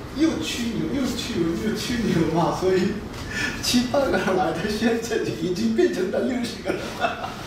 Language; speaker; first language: Chinese; non-native, fluent; Korean